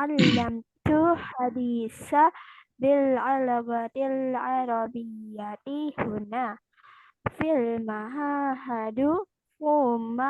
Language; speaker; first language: Arabic; non-native, learner; Indonesian